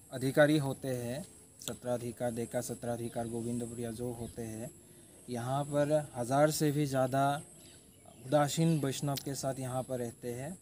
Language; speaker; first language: Hindi; non-native, local second language; Assamese